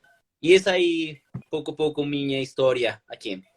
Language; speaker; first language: Portuguese; non-native, learner; Spanish